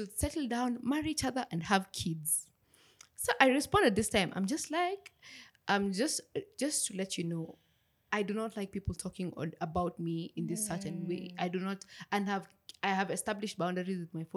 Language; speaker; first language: English; non-native, local second language; Swahili